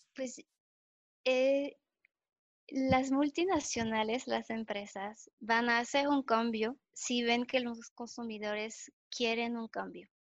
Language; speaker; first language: Spanish; non-native, fluent; French